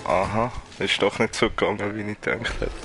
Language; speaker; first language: German; native; German